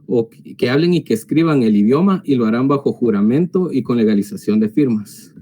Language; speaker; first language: Spanish; native; Spanish